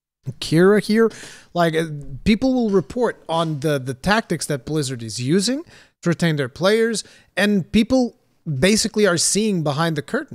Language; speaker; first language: English; native; English